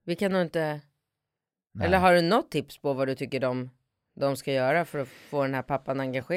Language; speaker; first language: Swedish; native; Swedish